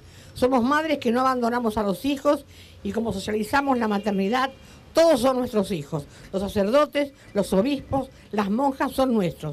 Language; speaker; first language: Spanish; native; Spanish